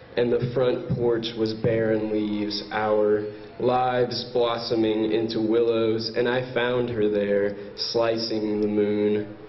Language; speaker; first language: English; native; English